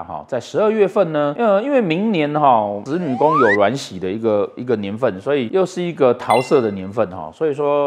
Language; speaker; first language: Chinese; native; Chinese